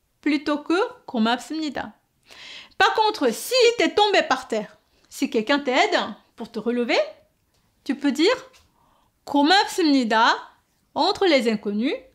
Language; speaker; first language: French; non-native, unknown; Korean